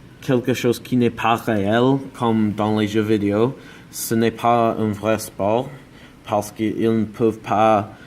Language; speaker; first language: French; non-native, learner; English